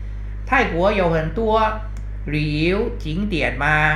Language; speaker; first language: Chinese; non-native, fluent; Thai